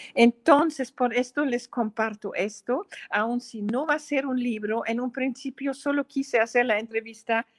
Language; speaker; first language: Spanish; non-native, fluent; German